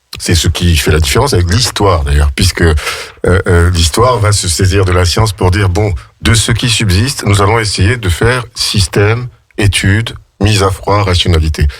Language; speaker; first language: French; native; French